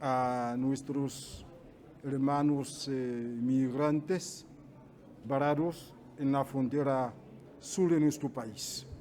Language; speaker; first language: Spanish; non-native, fluent; Haitian Creole